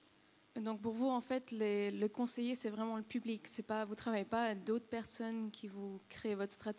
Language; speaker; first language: French; native; French